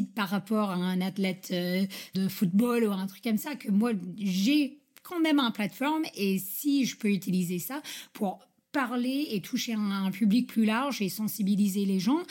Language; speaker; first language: French; non-native, fluent; English